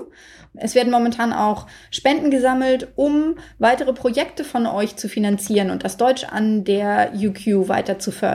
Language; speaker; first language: German; native; German